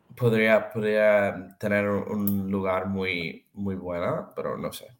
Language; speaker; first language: Spanish; non-native, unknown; English